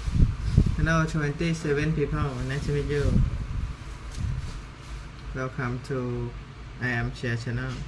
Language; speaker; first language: English; non-native, learner; Thai